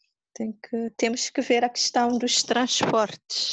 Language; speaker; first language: Portuguese; non-native, local second language; Kabuverdianu